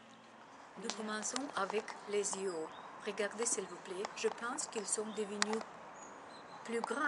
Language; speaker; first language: French; non-native, learner; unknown